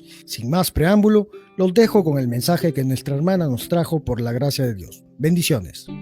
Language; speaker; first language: Spanish; native; Spanish